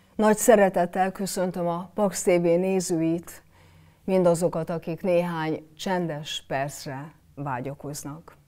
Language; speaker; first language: Hungarian; native; Hungarian